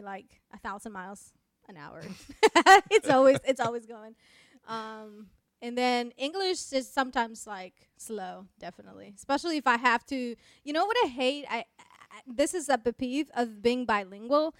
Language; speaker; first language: English; non-native, fluent; Spanish